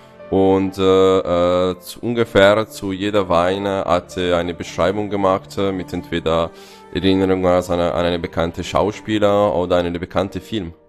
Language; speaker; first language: German; non-native, fluent; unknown